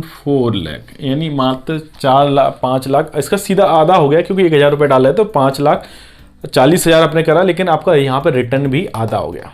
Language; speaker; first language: Hindi; native; Hindi